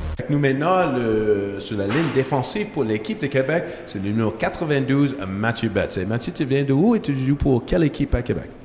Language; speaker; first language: French; non-native, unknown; English